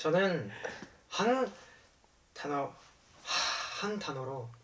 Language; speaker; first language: Korean; non-native, fluent; Japanese